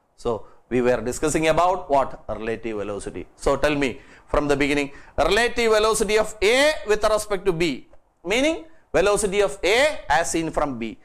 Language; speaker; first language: English; non-native, local second language; Malayalam